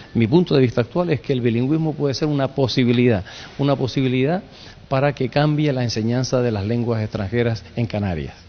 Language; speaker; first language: Spanish; native; Spanish